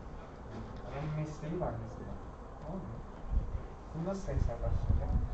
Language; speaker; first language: Turkish; native; Turkish